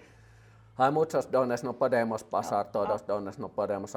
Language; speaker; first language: Spanish; non-native, learner; Finnish